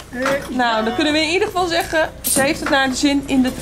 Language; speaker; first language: Dutch; native; Dutch